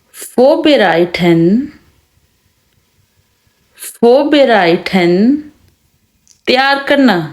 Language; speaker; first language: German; non-native, fluent; Urdu